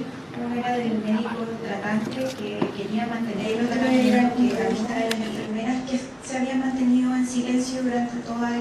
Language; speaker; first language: Spanish; native; Spanish